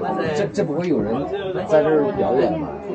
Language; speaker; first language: Chinese; native; Chinese